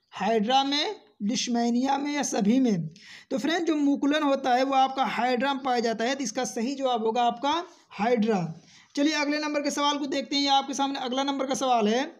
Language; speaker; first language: Hindi; native; Hindi